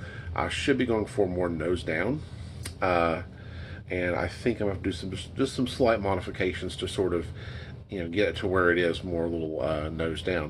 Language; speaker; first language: English; native; English